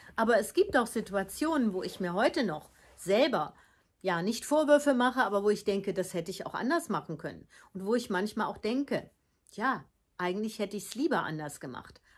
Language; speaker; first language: German; early bilingual, heritage; Dutch